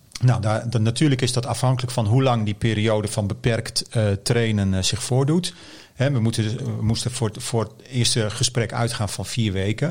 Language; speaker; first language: Dutch; native; Dutch